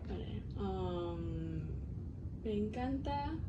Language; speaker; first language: Spanish; non-native, learner; Cantonese